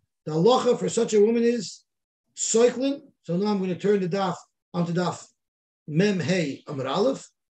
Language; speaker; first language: English; native; English